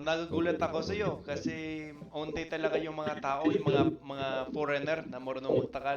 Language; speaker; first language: Filipino; non-native, fluent; English